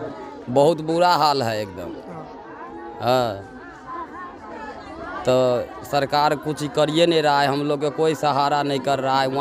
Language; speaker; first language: Hindi; non-native, local second language; Maithili